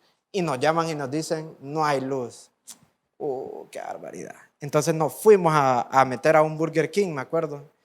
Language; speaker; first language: Spanish; native; Spanish